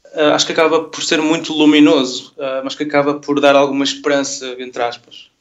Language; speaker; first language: Portuguese; native; Portuguese